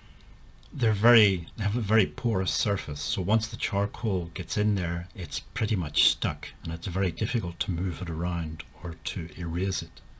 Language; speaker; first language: English; native; English